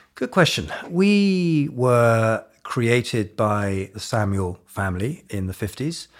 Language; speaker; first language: English; native; English